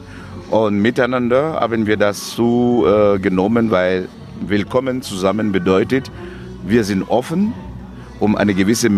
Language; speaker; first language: German; non-native, fluent; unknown